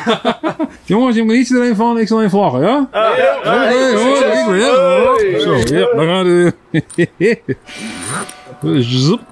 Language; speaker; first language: Dutch; non-native, local second language; Western Frisian